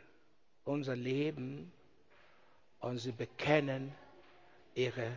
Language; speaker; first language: German; non-native, learner; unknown